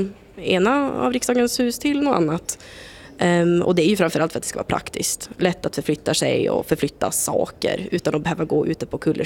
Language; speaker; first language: Swedish; native; Swedish